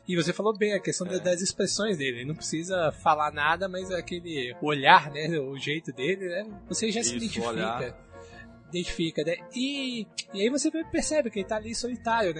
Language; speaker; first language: Portuguese; native; Portuguese